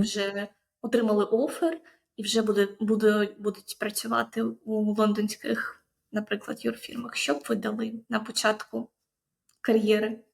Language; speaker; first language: Ukrainian; native; Ukrainian